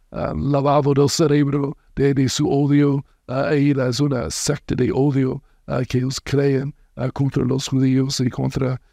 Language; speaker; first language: Spanish; non-native, fluent; English